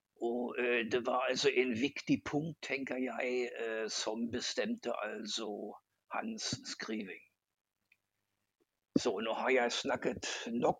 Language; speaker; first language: Norwegian; non-native, fluent; German